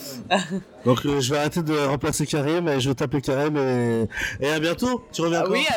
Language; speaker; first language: French; native; French